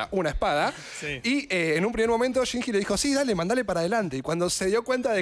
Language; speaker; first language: Spanish; native; Spanish